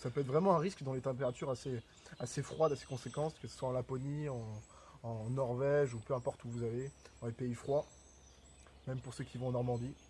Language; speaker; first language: French; native; French